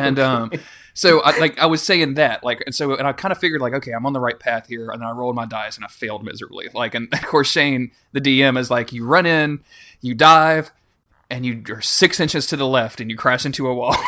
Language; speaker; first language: English; native; English